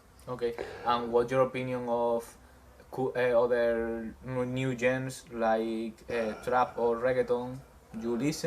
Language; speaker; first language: English; non-native, learner; Spanish